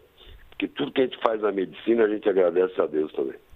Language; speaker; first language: Portuguese; native; Portuguese